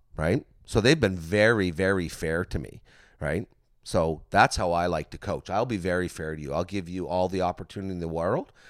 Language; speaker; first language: English; native; English